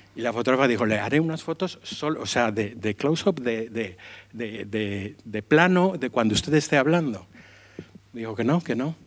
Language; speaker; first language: Spanish; native; Spanish